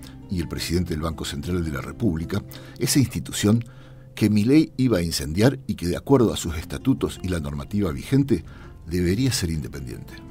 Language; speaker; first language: Spanish; native; Spanish